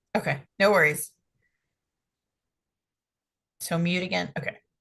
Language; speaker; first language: English; native; English